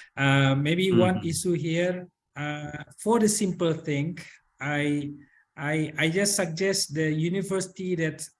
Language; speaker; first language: English; non-native, learner; Indonesian